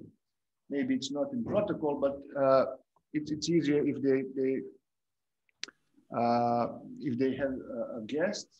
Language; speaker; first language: English; non-native, fluent; Croatian